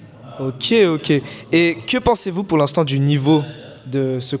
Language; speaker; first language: French; native; French